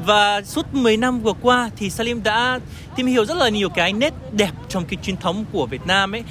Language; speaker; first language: Vietnamese; non-native, fluent; Arabic